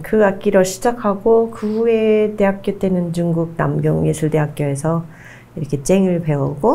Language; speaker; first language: Korean; non-native, fluent; English